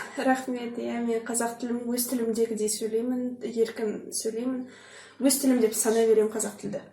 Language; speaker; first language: Kazakh; non-native, local second language; Russian